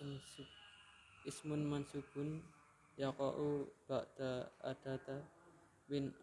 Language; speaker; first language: Arabic; non-native, learner; Indonesian